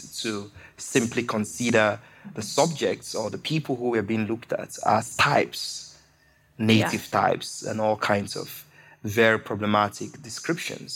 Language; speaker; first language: English; non-native, local second language; Igbo